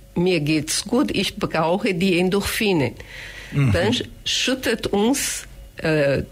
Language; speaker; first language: German; non-native, fluent; Portuguese